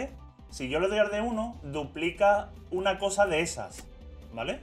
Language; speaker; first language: Spanish; native; Spanish